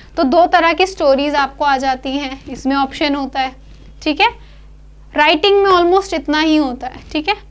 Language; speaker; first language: Hindi; native; Hindi